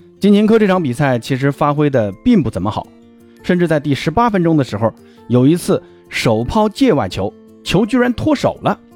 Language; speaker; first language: Chinese; native; Chinese